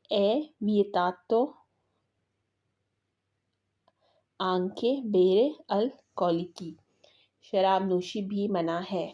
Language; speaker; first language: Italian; non-native, learner; Urdu